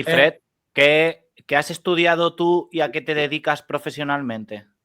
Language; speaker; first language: Spanish; native; Spanish